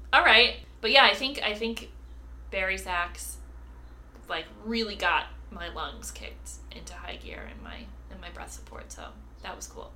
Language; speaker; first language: English; native; English